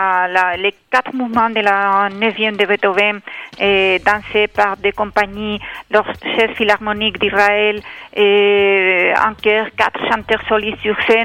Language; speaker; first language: French; non-native, fluent; Spanish